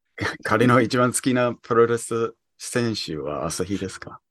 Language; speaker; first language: Japanese; early bilingual, heritage; English